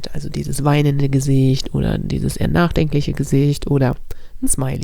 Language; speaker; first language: German; native; German